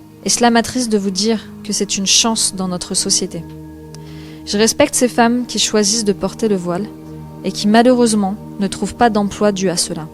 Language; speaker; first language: French; native; French